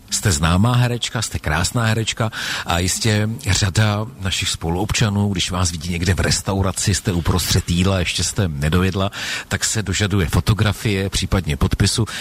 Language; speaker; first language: Czech; native; Czech